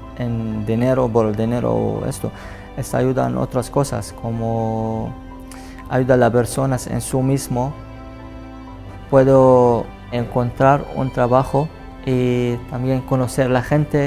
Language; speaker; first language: Spanish; non-native, learner; Arabic